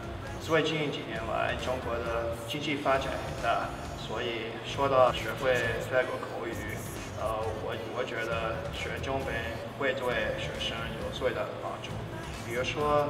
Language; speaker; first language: Chinese; non-native, learner; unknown